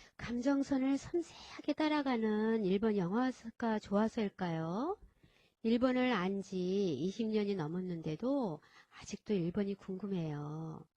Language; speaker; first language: Korean; native; Korean